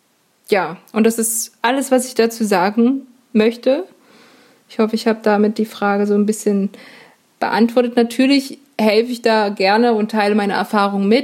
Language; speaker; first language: German; native; German